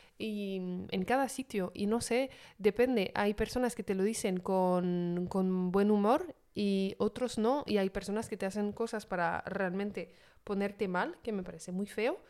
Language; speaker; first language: Spanish; non-native, fluent; French